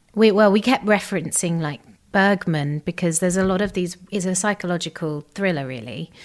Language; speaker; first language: English; native; English